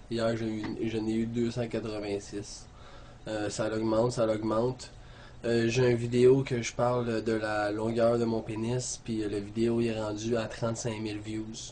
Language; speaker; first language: French; native; French